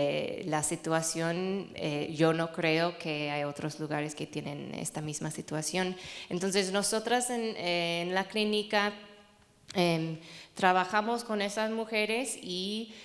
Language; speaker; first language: Spanish; non-native, fluent; English